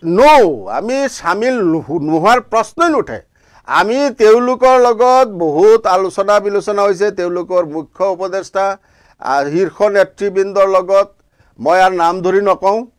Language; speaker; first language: Assamese; non-native, local second language; Bangla